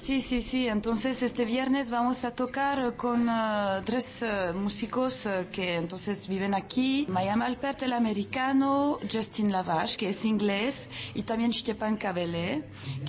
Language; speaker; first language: Spanish; early bilingual, heritage; French